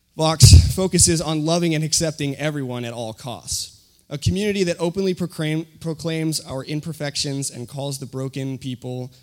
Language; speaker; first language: English; native; English